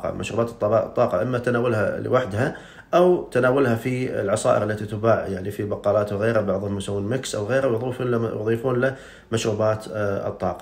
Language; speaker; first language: Arabic; native; Arabic